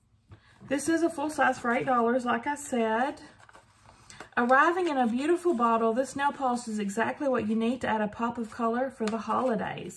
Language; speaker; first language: English; native; English